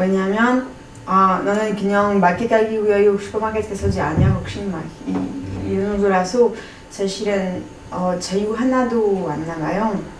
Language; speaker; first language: Korean; non-native, learner; French